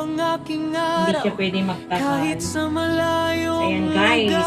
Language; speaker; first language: Filipino; native; Filipino